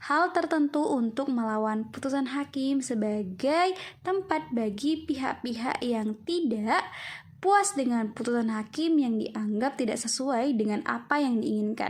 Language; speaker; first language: Indonesian; native; Indonesian